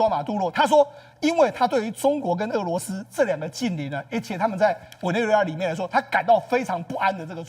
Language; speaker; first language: Chinese; native; Chinese